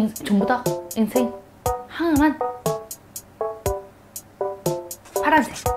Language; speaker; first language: Korean; non-native, fluent; Arabic